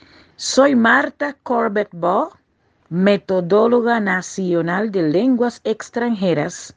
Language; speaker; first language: Spanish; non-native, fluent; English